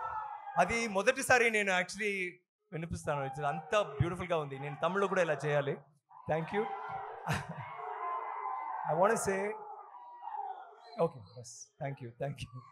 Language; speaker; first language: Telugu; non-native, local second language; Tamil